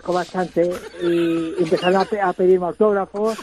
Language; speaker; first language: Spanish; native; Spanish